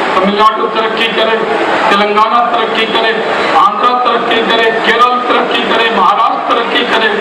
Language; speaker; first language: Hindi; native; Hindi